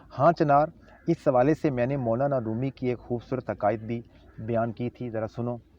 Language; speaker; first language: Urdu; non-native, local second language; Punjabi